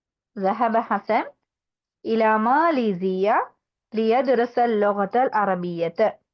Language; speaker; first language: Arabic; non-native, fluent; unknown